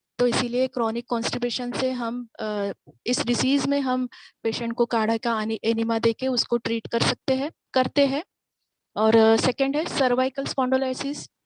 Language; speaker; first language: Hindi; non-native, local second language; Marathi